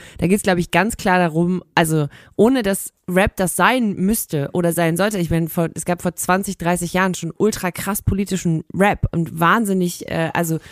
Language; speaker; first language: German; native; German